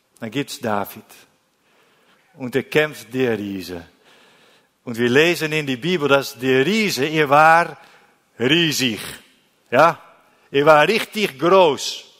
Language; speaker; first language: German; non-native, learner; Dutch